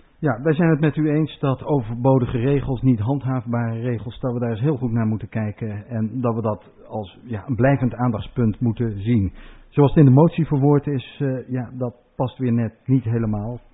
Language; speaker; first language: Dutch; native; Dutch